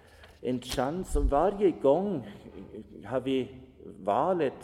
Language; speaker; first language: Swedish; non-native, fluent; German